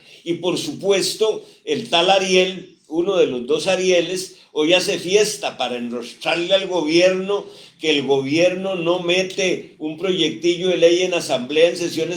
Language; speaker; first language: Spanish; native; Spanish